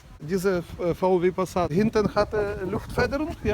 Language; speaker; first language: German; non-native, learner; Ukrainian